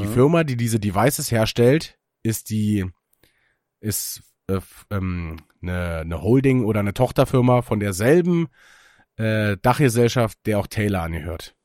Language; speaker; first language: German; native; German